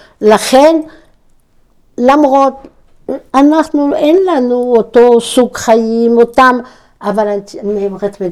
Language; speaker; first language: Hebrew; non-native, fluent; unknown